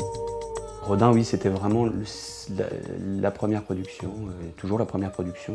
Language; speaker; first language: French; native; French